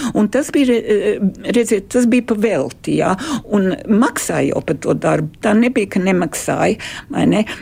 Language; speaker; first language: Latvian; early bilingual, heritage; Latvian